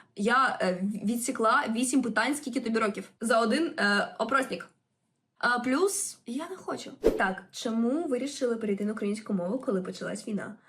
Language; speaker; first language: Ukrainian; non-native, local second language; Russian